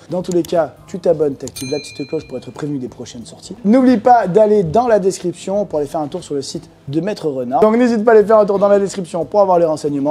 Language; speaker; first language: French; native; French